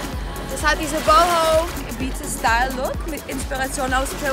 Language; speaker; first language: German; non-native, fluent; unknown